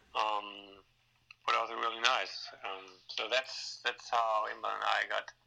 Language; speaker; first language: English; non-native, fluent; Danish